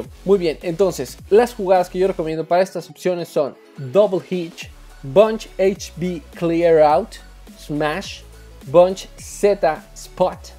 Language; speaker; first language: Spanish; native; Spanish